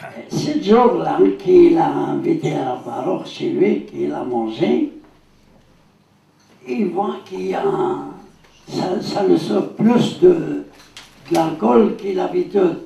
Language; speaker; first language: French; non-native, learner; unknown